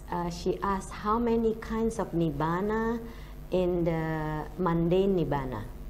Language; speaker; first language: English; non-native, fluent; Indonesian